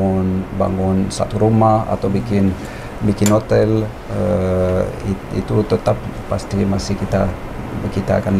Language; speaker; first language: Indonesian; non-native, fluent; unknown